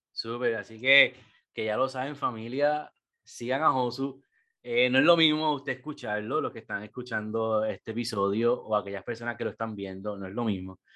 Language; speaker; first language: Spanish; native; Spanish